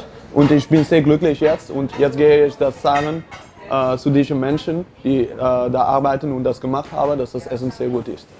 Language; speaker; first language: German; non-native, learner; Dutch